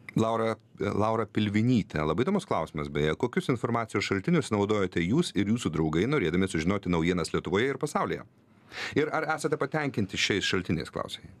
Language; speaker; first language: Lithuanian; native; Lithuanian